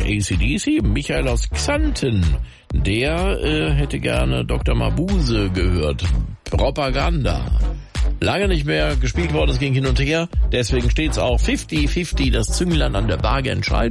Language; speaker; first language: German; native; German